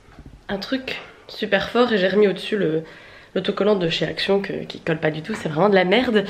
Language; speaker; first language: French; native; French